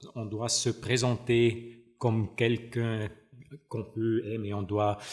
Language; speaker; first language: French; non-native, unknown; German